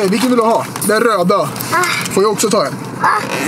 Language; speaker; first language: Swedish; native; Swedish